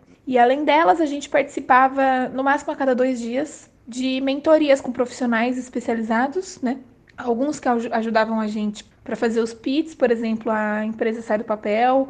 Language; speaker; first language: Portuguese; native; Portuguese